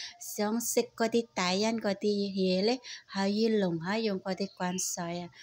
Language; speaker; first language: Cantonese; non-native, fluent; Indonesian